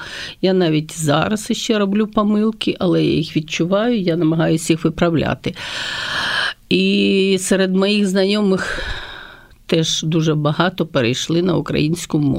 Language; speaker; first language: Ukrainian; native; Ukrainian